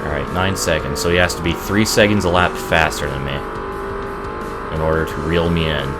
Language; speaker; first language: English; native; English